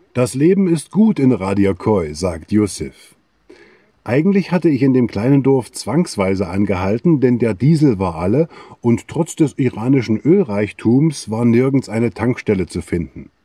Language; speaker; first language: German; native; German